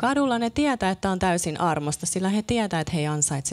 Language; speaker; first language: Finnish; native; Finnish